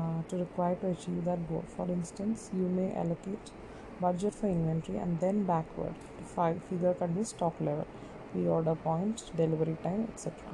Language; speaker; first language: English; non-native, local second language; Malayalam